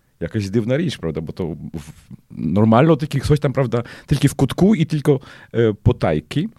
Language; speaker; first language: Ukrainian; early bilingual, heritage; Ukrainian